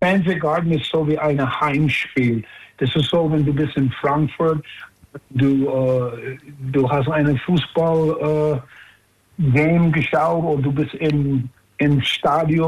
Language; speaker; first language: German; non-native, learner; English